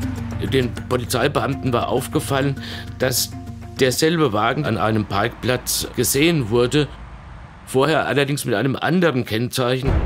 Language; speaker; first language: German; native; German